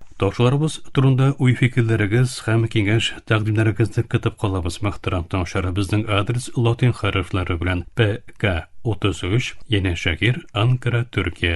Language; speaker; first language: Tatar; early bilingual, heritage; Tatar